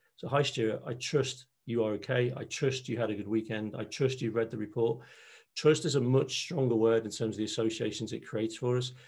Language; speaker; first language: English; native; English